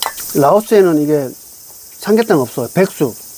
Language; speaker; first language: Korean; native; Korean